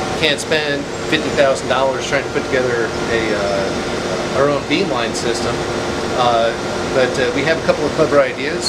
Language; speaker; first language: English; native; English